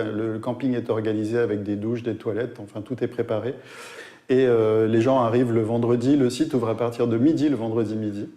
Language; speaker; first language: French; native; French